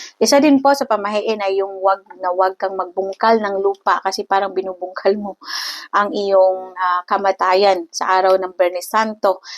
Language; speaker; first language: Filipino; non-native, local second language; Cebuano